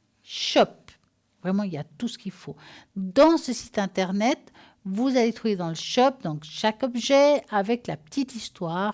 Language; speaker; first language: French; native; French